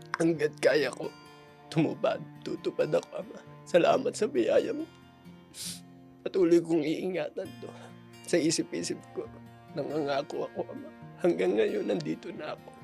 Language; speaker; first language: Filipino; native; Filipino